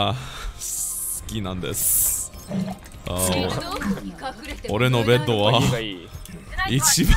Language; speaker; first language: Japanese; non-native, learner; English